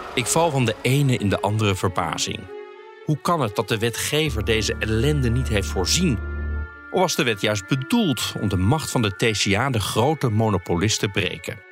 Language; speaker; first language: Dutch; native; Dutch